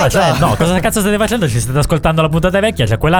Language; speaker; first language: Italian; native; Italian